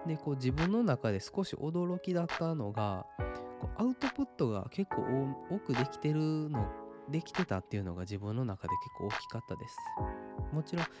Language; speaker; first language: Japanese; native; Japanese